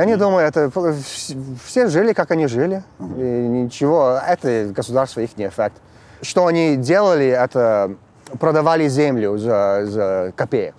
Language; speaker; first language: Russian; early bilingual, heritage; English